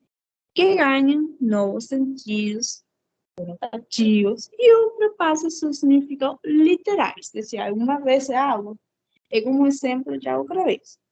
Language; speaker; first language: Portuguese; non-native, fluent; Spanish